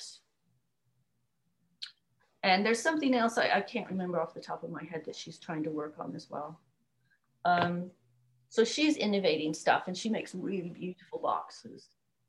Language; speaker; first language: English; native; English